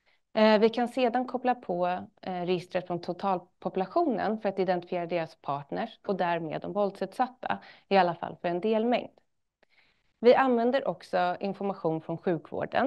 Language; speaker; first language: Swedish; native; Swedish